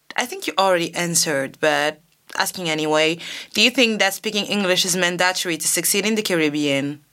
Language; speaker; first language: English; non-native, fluent; French